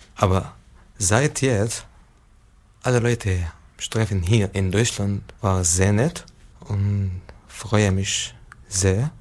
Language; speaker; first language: German; non-native, learner; Arabic